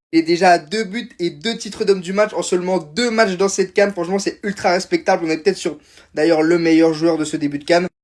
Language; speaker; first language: French; native; French